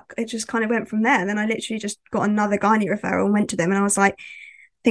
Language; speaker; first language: English; native; English